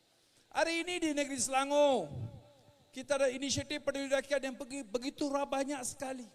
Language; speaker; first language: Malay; non-native, local second language; Tamil